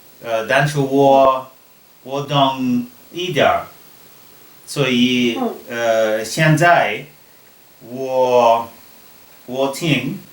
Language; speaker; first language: Chinese; non-native, learner; English